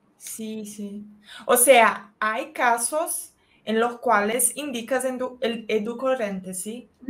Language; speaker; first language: Spanish; non-native, fluent; Portuguese